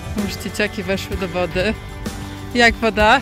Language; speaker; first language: Polish; native; Polish